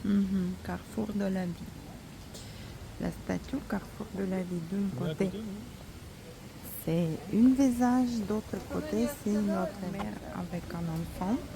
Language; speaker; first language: French; non-native, fluent; Russian